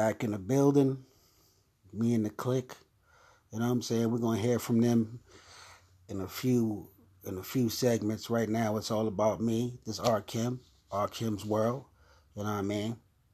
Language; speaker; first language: English; native; English